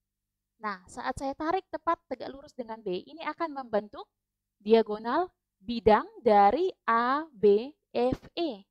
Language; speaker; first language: Indonesian; native; Indonesian